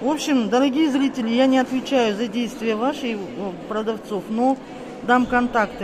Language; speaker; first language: Russian; non-native, local second language; Kazakh